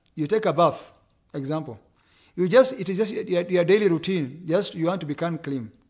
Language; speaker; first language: English; non-native, local second language; Swahili